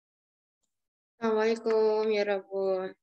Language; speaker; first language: Indonesian; native; Indonesian